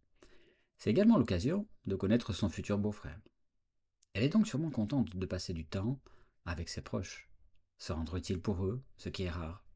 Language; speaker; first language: French; native; French